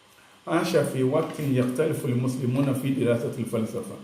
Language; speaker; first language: Arabic; non-native, fluent; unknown